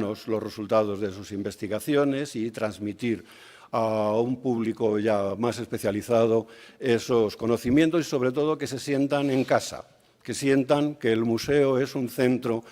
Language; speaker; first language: Spanish; native; Spanish